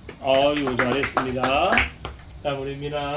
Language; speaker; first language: Korean; native; Korean